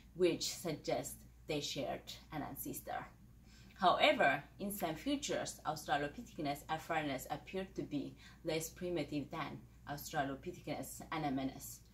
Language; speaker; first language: English; non-native, fluent; Amharic